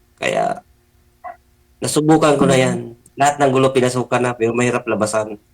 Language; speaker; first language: Filipino; non-native, local second language; Cebuano